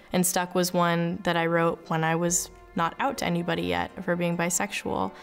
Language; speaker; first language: English; native; English